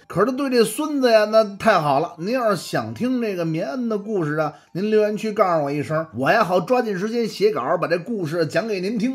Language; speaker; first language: Chinese; native; Chinese